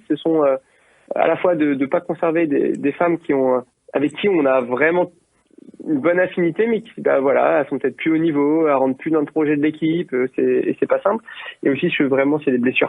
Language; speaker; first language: French; native; French